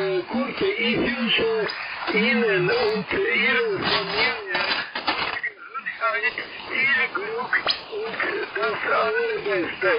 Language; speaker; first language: German; non-native, learner; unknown